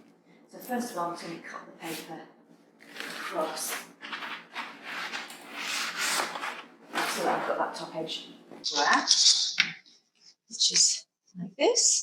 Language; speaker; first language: English; native; English